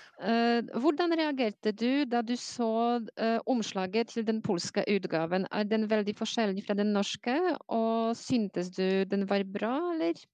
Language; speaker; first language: Norwegian; non-native, fluent; Polish